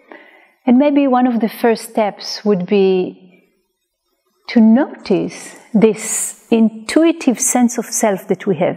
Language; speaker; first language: English; non-native, fluent; Hebrew